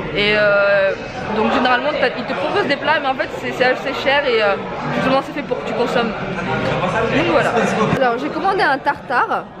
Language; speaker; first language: French; early bilingual, other home language; Chinese